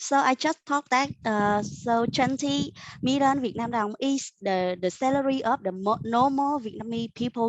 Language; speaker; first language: English; non-native, learner; Vietnamese